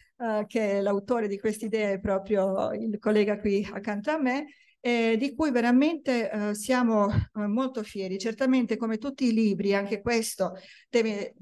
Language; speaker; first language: Italian; non-native, fluent; Bosnian